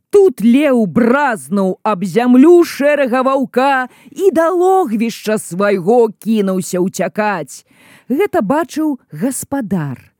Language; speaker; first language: Belarusian; native; Belarusian